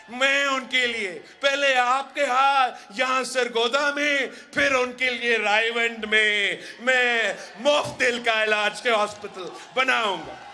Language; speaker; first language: Urdu; early bilingual, heritage; Urdu